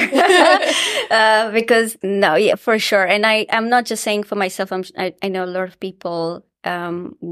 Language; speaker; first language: English; non-native, local second language; Hindi